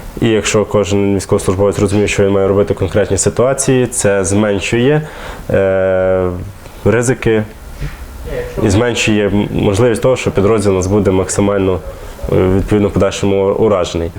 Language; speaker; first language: Ukrainian; native; Ukrainian